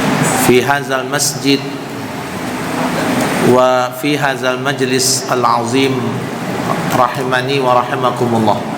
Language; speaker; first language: Arabic; non-native, fluent; Indonesian